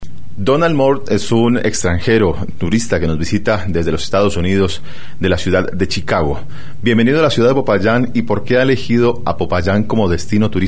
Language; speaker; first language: Spanish; native; Spanish